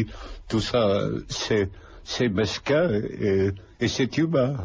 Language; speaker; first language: French; non-native, fluent; Lithuanian